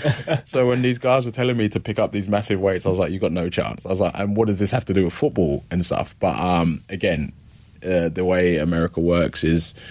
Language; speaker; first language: English; native; English